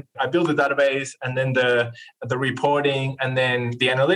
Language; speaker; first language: English; non-native, fluent; Spanish